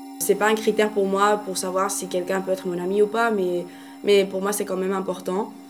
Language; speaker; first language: French; non-native, fluent; Spanish